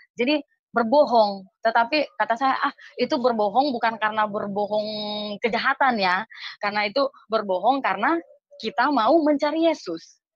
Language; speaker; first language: Indonesian; native; Indonesian